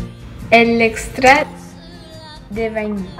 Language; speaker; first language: French; non-native, learner; English